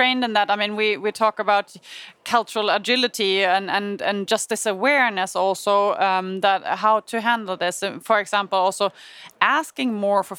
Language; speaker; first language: English; non-native, fluent; German